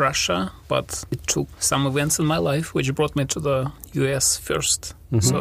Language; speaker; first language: English; non-native, fluent; Russian